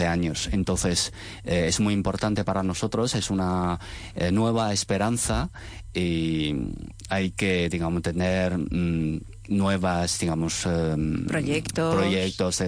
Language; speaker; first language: Spanish; non-native, fluent; Chinese